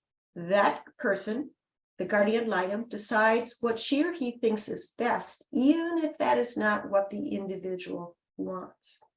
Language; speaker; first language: English; native; English